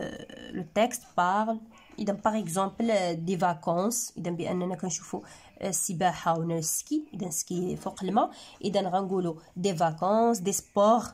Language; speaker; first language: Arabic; native; Arabic